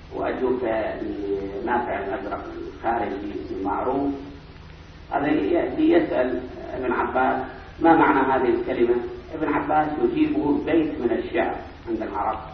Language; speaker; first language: Arabic; native; Arabic